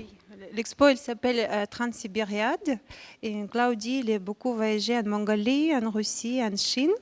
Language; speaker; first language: French; non-native, fluent; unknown